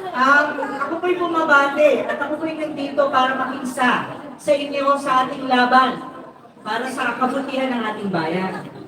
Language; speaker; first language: Filipino; non-native, local second language; Waray